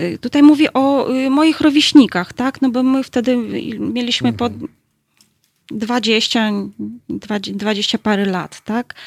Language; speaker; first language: Polish; early bilingual, heritage; Russian